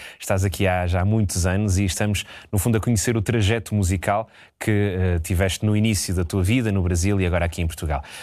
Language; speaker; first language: Portuguese; native; Portuguese